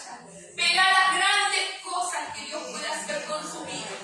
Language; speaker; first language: Spanish; native; Spanish